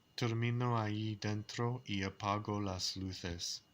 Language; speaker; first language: Spanish; non-native, learner; English